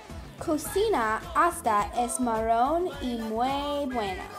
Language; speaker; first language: Spanish; non-native, learner; English